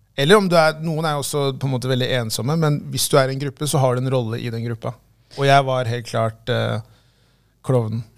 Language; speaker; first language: Norwegian; early bilingual, other home language; Tigrinya